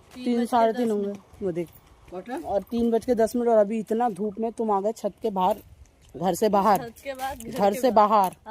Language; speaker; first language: Hindi; non-native, local second language; Bangla